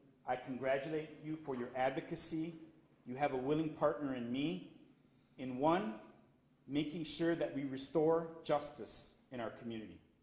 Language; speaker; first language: English; early bilingual, other home language; Spanish